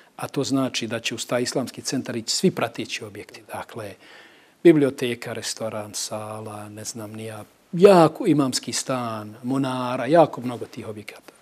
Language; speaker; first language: Bosnian; native; Bosnian